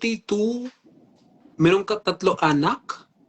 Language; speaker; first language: Filipino; non-native, learner; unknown